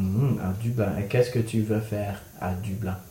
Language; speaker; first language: French; non-native, fluent; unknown